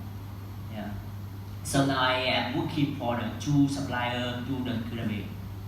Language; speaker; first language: English; non-native, learner; Vietnamese